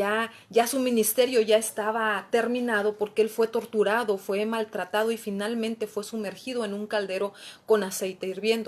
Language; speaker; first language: Spanish; native; Spanish